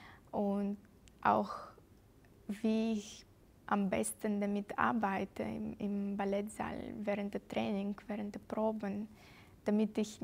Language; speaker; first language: German; non-native, fluent; Russian